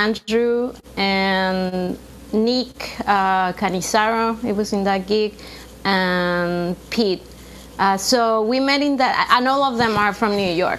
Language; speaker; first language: English; non-native, fluent; Spanish